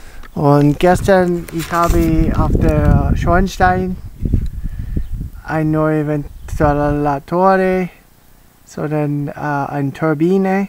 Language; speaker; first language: German; early bilingual, heritage; English